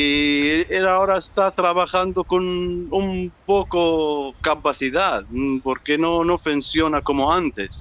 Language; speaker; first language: Spanish; non-native, learner; Arabic